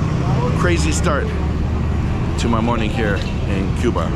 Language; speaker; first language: English; native; English